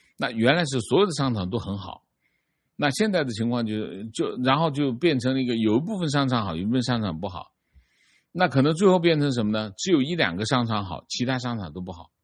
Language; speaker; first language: Chinese; native; Chinese